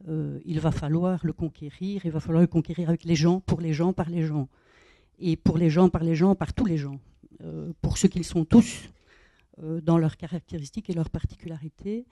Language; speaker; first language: French; native; French